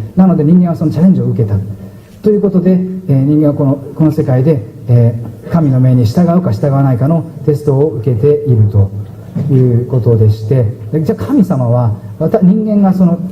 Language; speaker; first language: Japanese; native; Japanese